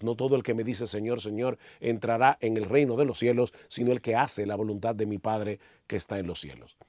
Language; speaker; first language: Spanish; native; Spanish